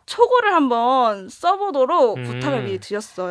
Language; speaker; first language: Korean; native; Korean